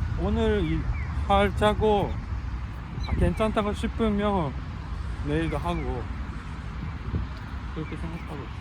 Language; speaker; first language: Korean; non-native, fluent; Japanese